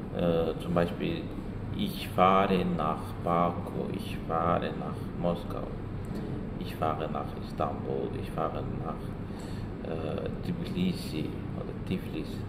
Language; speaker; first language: German; non-native, fluent; Azerbaijani